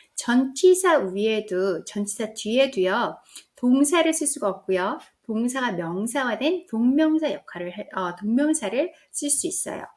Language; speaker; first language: Korean; native; Korean